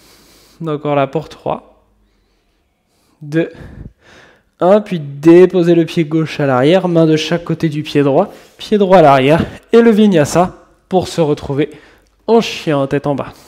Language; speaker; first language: French; native; French